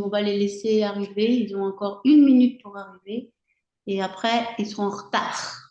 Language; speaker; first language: French; native; French